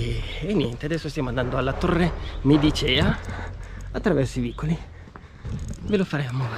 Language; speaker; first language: Italian; native; Italian